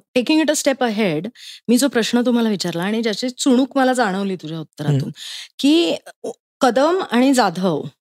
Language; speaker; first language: Marathi; native; Marathi